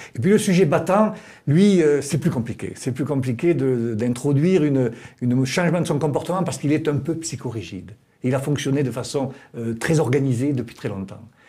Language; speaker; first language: French; native; French